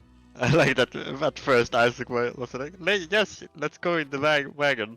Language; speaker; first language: English; non-native, fluent; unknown